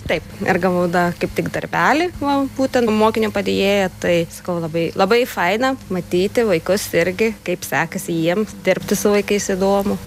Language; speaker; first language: Lithuanian; native; Lithuanian